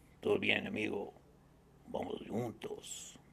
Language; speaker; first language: Portuguese; non-native, learner; Spanish